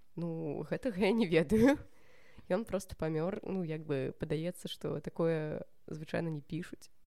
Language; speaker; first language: Belarusian; non-native, local second language; Russian